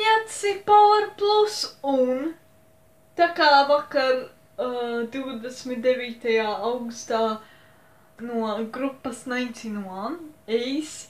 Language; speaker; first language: Latvian; non-native, local second language; Russian